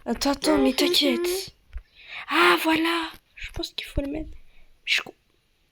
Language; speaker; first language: French; native; French